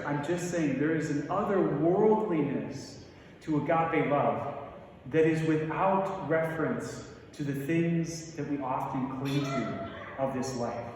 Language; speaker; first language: English; native; English